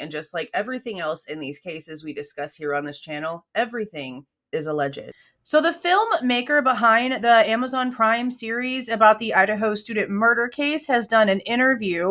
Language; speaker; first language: English; native; English